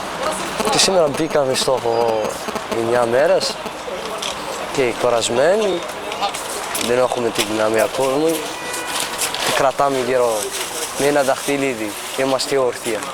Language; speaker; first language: Greek; non-native, fluent; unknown